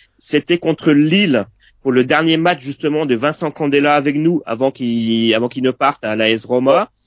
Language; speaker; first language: French; native; French